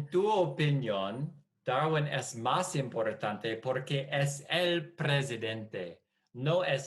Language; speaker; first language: Spanish; non-native, fluent; English